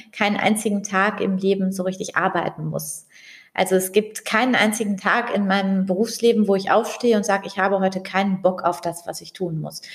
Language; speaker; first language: German; native; German